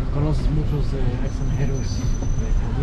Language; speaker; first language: Spanish; non-native, learner; English